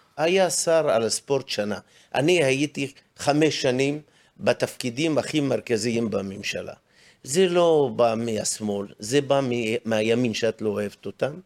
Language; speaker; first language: Hebrew; non-native, local second language; Arabic